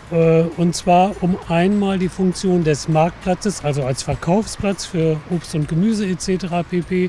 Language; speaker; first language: German; native; German